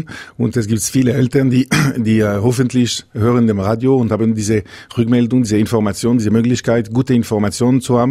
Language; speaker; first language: German; non-native, local second language; French